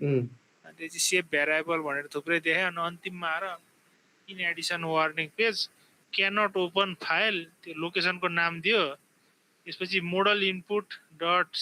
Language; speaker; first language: Nepali; native; Nepali